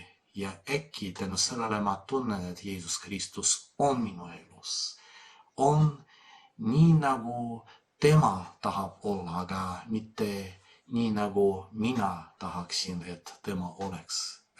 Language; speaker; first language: Estonian; non-native, fluent; Polish